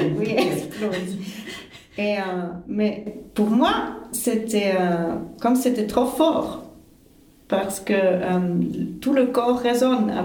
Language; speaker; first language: French; non-native, fluent; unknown